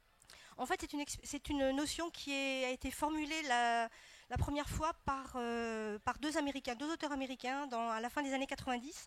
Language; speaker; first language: French; native; French